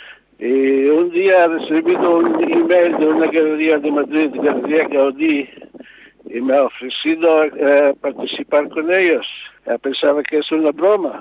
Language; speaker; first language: Spanish; non-native, learner; Hebrew